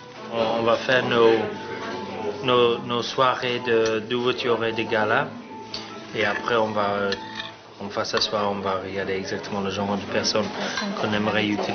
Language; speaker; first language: French; non-native, fluent; English